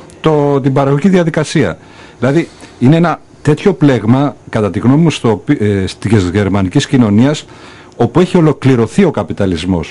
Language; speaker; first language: Greek; native; Greek